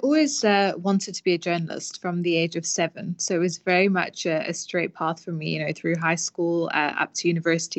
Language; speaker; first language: English; native; English